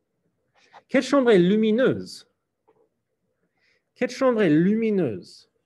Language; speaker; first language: French; non-native, fluent; English